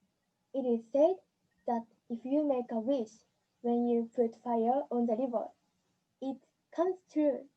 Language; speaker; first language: English; non-native, learner; Japanese